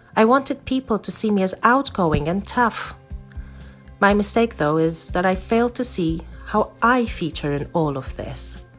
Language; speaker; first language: English; non-native, fluent; Maltese